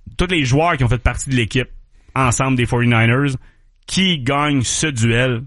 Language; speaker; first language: French; native; French